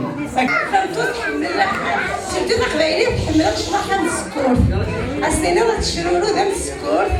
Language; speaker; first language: Arabic; non-native, local second language; Kabyle